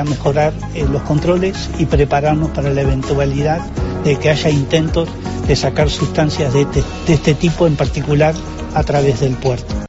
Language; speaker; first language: Spanish; native; Spanish